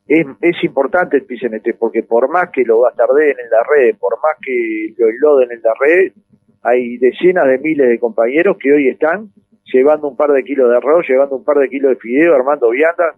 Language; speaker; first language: Spanish; native; Spanish